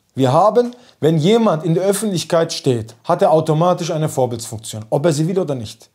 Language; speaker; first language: German; early bilingual, other home language; Turkish